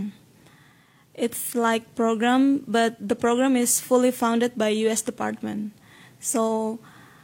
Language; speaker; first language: English; non-native, fluent; Indonesian